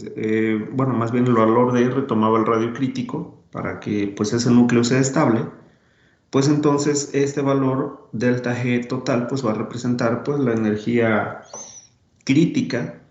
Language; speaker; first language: Spanish; native; Spanish